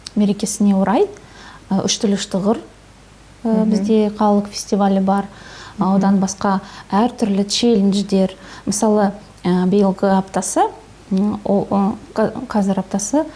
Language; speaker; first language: Kazakh; non-native, local second language; Russian